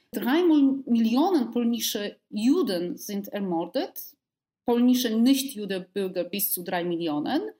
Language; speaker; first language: German; non-native, fluent; Polish